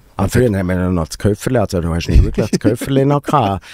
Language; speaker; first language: German; native; German